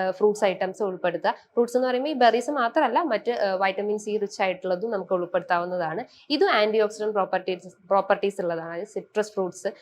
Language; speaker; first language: Malayalam; native; Malayalam